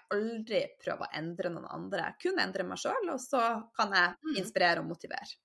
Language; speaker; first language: Norwegian; native; Norwegian